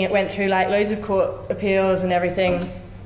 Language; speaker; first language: English; native; English